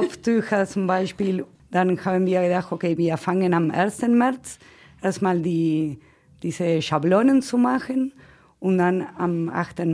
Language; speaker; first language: German; non-native, fluent; Spanish